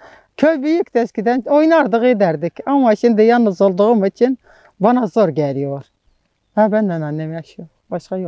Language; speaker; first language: Turkish; non-native, local second language; Arabic